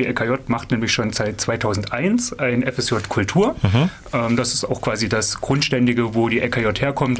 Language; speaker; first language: German; native; German